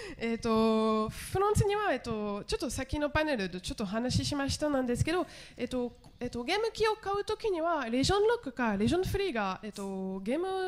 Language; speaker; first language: Japanese; non-native, fluent; French